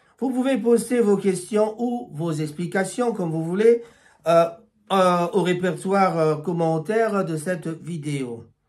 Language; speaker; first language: French; non-native, local second language; Lingala